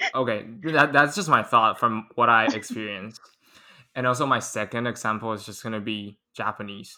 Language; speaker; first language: English; non-native, fluent; Chinese